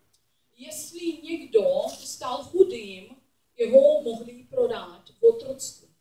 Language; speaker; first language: Czech; non-native, learner; English